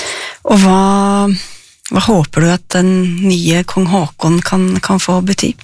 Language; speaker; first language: Norwegian; native; Norwegian